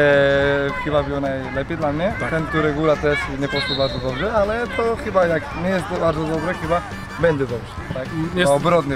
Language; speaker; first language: Polish; non-native, learner; Spanish